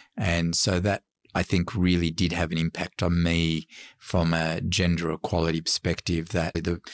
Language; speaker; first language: English; early bilingual, other home language; Arabic